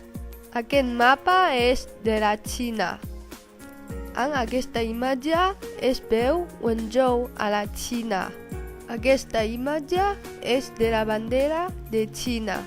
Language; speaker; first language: Catalan; non-native, learner; Chinese